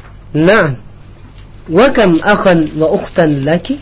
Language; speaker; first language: Arabic; non-native, learner; Indonesian